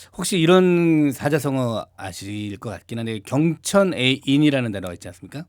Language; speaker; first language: Korean; native; Korean